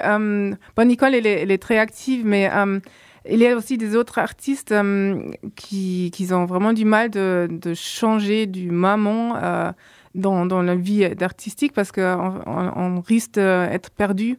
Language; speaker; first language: French; non-native, fluent; German